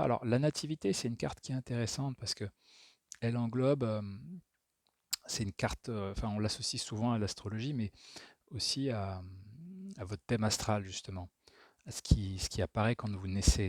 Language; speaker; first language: French; native; French